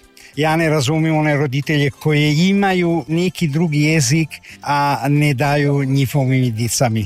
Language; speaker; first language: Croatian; early bilingual, heritage; Croatian